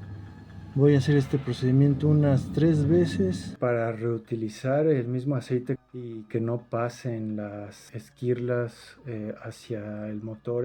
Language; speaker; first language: Spanish; native; Spanish